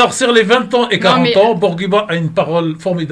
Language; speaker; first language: French; native; French